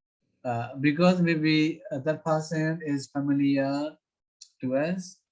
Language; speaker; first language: English; non-native, fluent; Burmese